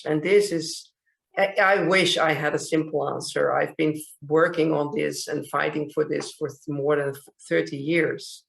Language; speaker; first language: English; non-native, fluent; Dutch